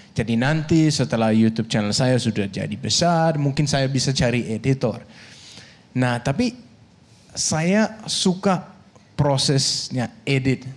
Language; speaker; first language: Indonesian; non-native, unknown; Danish